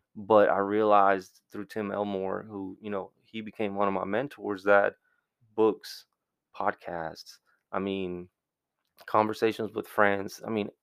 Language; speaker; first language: English; early bilingual, other home language; Spanish